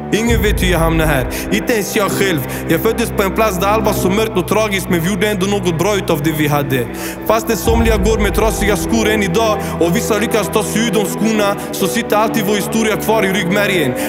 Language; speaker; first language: Swedish; early bilingual, other home language; Assyrian Neo-Aramaic